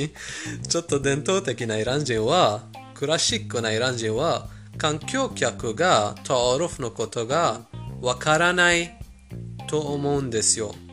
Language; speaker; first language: Japanese; non-native, fluent; Persian